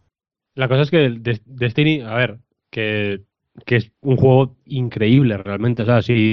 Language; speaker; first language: Spanish; native; Spanish